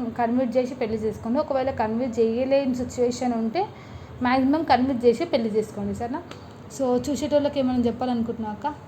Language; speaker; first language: Telugu; native; Telugu